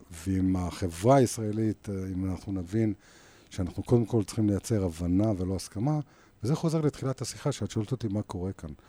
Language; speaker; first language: Hebrew; native; Hebrew